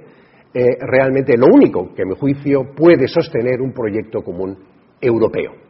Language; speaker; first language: Spanish; native; Spanish